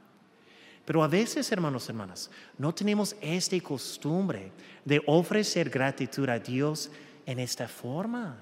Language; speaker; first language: Spanish; non-native, fluent; English